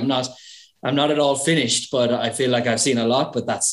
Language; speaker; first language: English; native; English